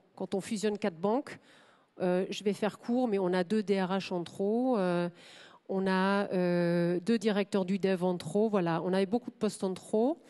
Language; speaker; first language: French; non-native, fluent; German